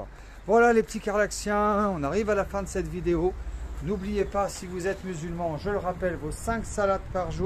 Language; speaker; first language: French; native; French